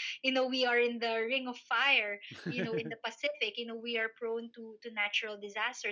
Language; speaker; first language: English; non-native, local second language; Filipino